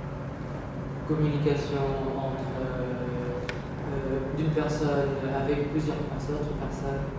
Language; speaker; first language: French; non-native, learner; Vietnamese